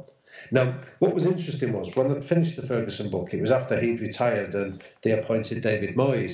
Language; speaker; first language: English; native; English